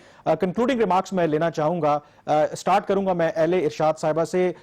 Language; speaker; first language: Urdu; native; Urdu